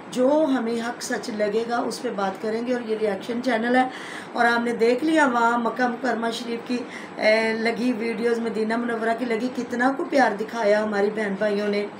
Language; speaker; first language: Urdu; non-native, local second language; Punjabi